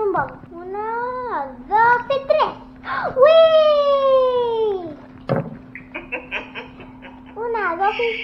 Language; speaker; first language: Spanish; early bilingual, heritage; English